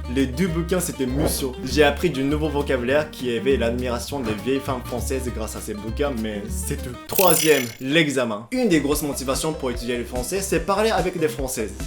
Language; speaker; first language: French; non-native, fluent; Japanese